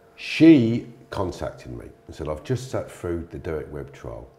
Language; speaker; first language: English; native; English